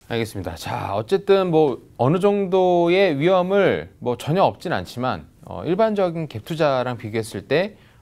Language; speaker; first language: Korean; native; Korean